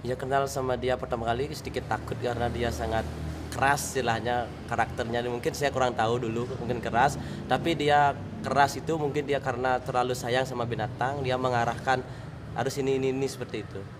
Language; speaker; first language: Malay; non-native, local second language; Balinese